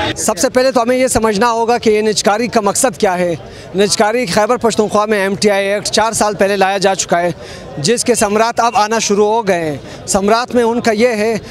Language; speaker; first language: Urdu; non-native, local second language; Pashto